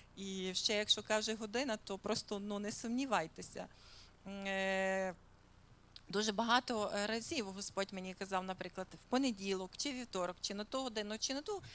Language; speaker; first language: Ukrainian; native; Ukrainian